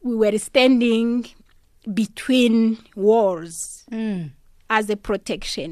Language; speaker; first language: English; non-native, local second language; Kinyarwanda